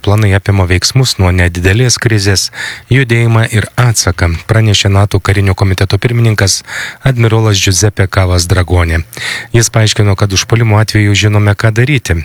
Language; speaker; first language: Lithuanian; native; Lithuanian